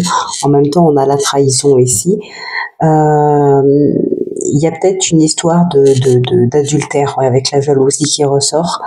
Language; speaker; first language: French; native; French